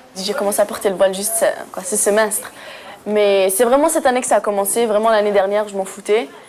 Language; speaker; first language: French; early bilingual, other home language; Arabic